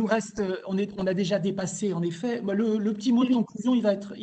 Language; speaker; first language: French; native; French